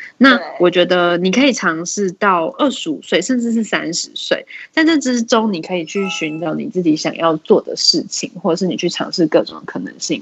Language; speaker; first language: Chinese; native; Chinese